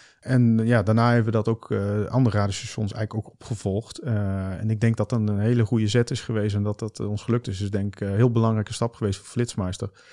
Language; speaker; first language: Dutch; native; Dutch